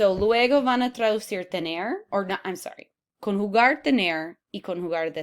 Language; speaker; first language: Spanish; non-native, fluent; English